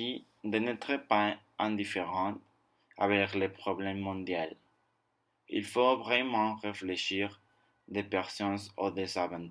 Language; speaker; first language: French; non-native, learner; Spanish